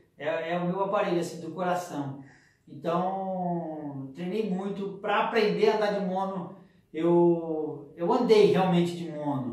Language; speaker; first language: Portuguese; native; Portuguese